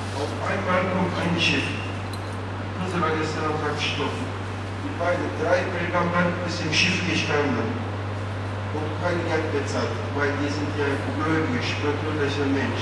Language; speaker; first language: German; non-native, fluent; Turkish